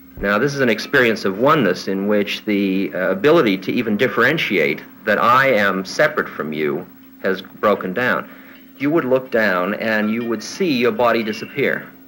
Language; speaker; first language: English; native; English